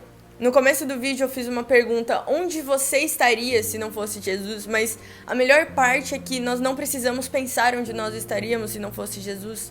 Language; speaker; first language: Portuguese; native; Portuguese